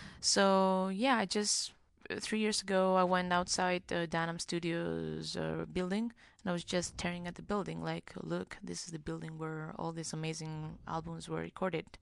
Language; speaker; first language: English; non-native, fluent; Greek